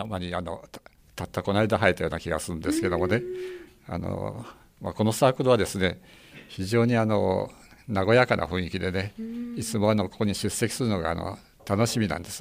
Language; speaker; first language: Japanese; native; Japanese